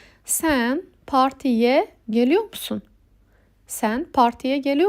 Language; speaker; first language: Turkish; non-native, fluent; Uzbek